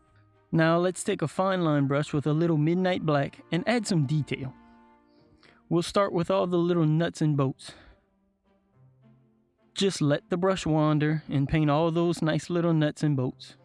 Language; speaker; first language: English; native; English